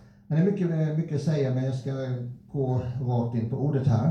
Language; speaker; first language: Swedish; non-native, fluent; English